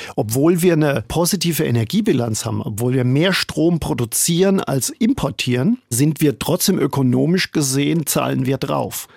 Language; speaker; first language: German; native; German